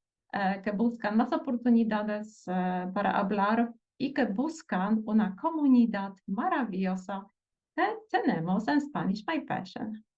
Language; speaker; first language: Spanish; non-native, fluent; Portuguese